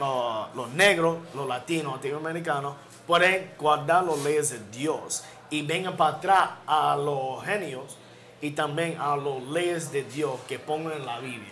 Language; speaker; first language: Spanish; non-native, learner; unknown